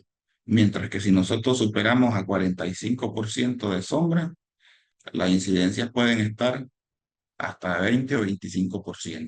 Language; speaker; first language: Spanish; native; Spanish